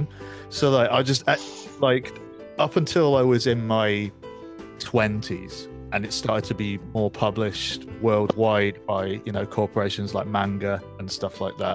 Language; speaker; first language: English; native; English